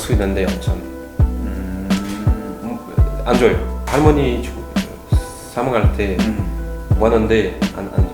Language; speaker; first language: Korean; non-native, learner; French